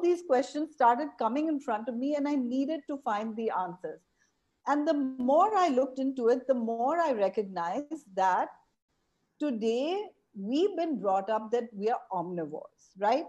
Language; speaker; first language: English; non-native, local second language; Hindi